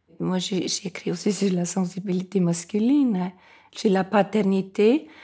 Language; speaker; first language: French; non-native, fluent; Icelandic